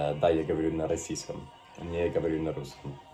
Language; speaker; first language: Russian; non-native, learner; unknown